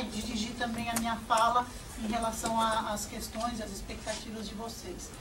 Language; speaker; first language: Portuguese; native; Portuguese